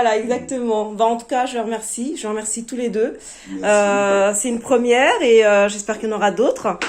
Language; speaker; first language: French; native; French